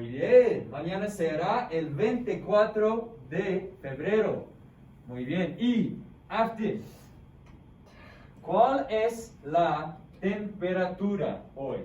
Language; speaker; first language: Spanish; non-native, fluent; English